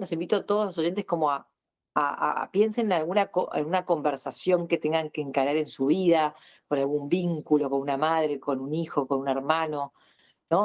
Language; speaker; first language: Spanish; native; Spanish